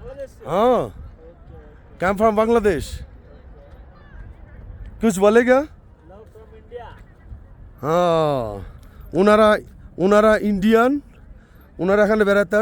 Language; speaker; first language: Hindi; non-native, learner; Bangla